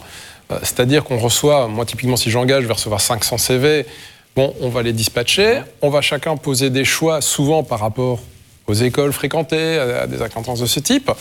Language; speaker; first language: French; native; French